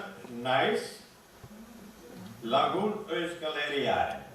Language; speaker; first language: Basque; non-native, learner; Dutch